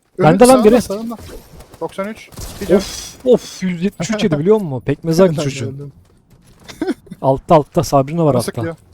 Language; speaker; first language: Turkish; native; Turkish